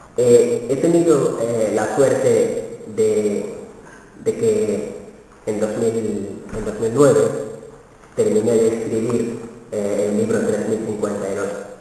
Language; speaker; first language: Spanish; non-native, fluent; Wolof